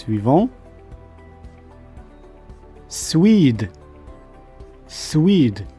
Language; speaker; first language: French; non-native, local second language; Arabic